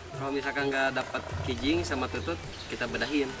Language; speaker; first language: Indonesian; non-native, local second language; Sundanese